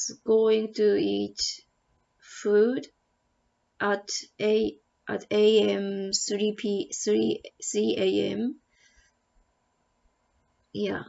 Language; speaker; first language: English; non-native, learner; Japanese